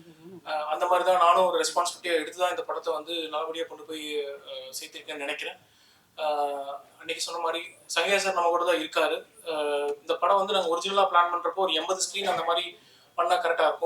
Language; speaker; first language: Tamil; native; Tamil